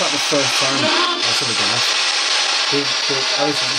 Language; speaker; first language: English; native; English